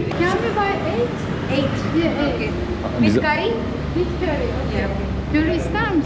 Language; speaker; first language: English; non-native, learner; Turkish